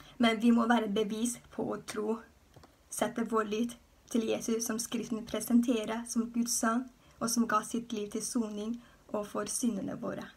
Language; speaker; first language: Norwegian; non-native, fluent; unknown